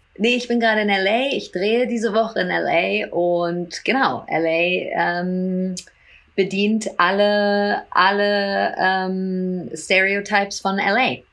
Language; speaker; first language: German; early bilingual, heritage; German